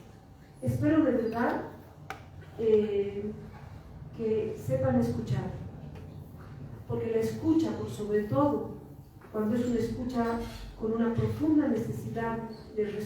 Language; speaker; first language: Spanish; native; Spanish